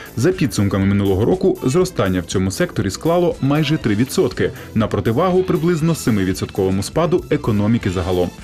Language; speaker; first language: Ukrainian; native; Ukrainian